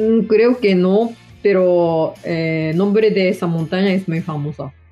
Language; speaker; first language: Spanish; non-native, fluent; Japanese